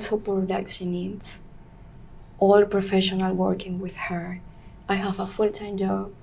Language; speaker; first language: English; non-native, learner; Spanish